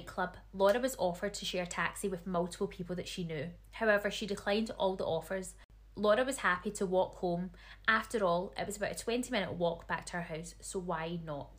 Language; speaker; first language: English; native; English